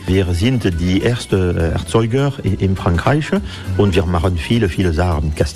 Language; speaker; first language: German; non-native, learner; French